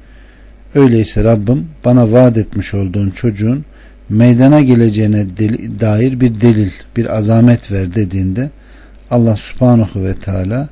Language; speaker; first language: Turkish; native; Turkish